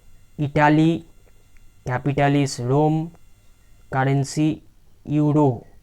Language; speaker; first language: English; non-native, local second language; Bangla